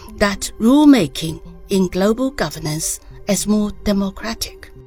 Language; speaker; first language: English; non-native, fluent; Chinese